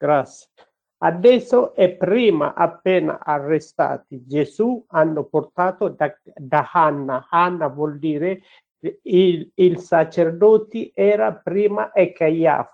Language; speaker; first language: Italian; non-native, learner; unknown